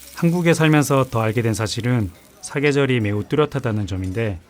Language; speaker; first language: Korean; native; Korean